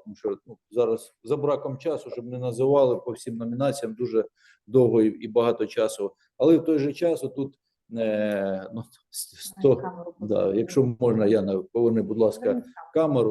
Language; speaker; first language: Ukrainian; native; Ukrainian